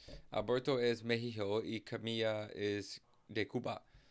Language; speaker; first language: Spanish; non-native, learner; English